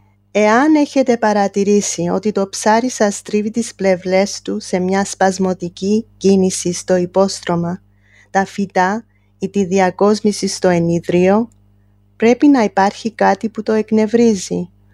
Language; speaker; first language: Greek; non-native, local second language; Armenian